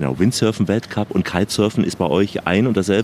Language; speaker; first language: German; native; German